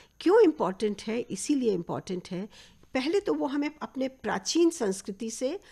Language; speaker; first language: Hindi; native; Hindi